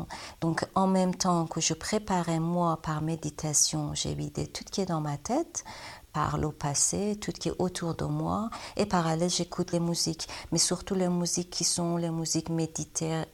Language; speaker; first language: French; non-native, learner; Persian